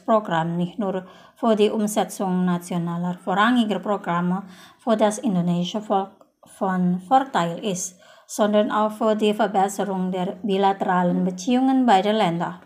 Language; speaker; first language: German; non-native, fluent; Indonesian